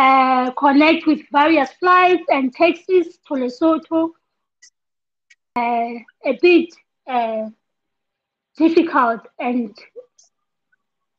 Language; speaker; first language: English; non-native, local second language; Southern Sotho